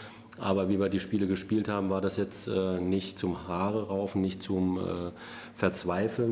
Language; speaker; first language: German; native; German